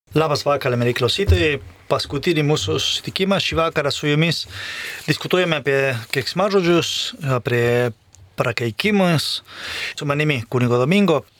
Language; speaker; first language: Lithuanian; non-native, fluent; Spanish